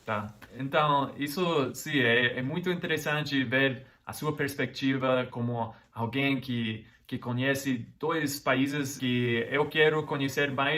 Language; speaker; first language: Portuguese; non-native, fluent; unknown